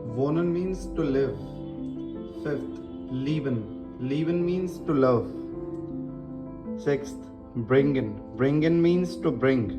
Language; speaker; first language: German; non-native, fluent; Hindi